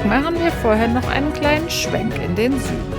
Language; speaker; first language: German; native; German